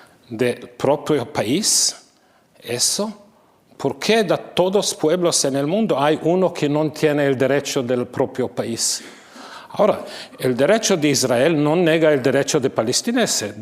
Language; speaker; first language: Spanish; non-native, fluent; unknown